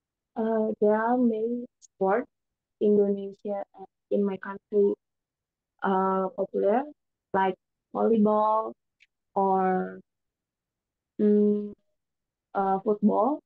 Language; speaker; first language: English; non-native, learner; Indonesian